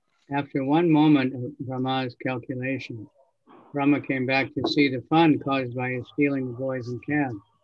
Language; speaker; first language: English; native; English